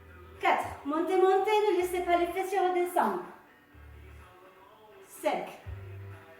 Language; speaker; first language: French; native; French